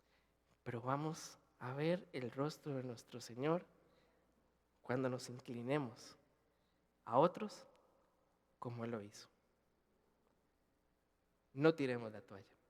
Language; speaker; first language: Spanish; native; Spanish